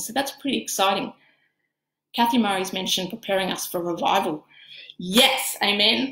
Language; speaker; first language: English; native; English